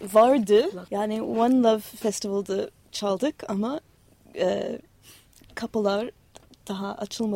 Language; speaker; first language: Turkish; non-native, learner; English